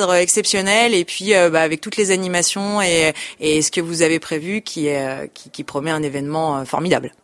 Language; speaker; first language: French; native; French